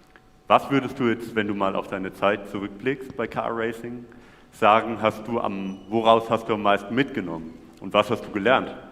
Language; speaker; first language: German; native; German